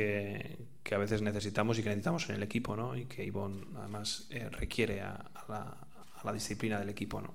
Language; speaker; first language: Spanish; native; Spanish